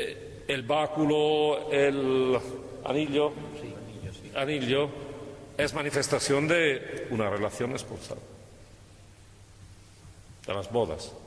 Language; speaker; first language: Spanish; non-native, fluent; Italian